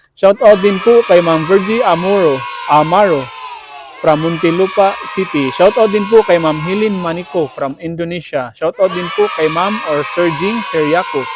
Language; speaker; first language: Filipino; native; Filipino